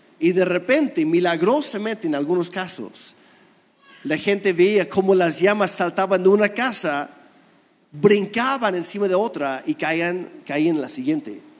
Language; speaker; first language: Spanish; non-native, fluent; English